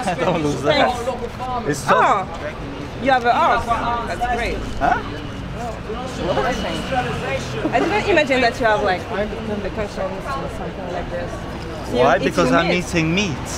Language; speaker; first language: English; non-native, learner; French